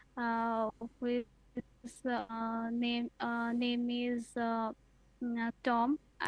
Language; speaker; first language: English; non-native, learner; Bangla